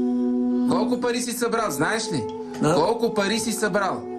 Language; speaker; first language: Bulgarian; native; Bulgarian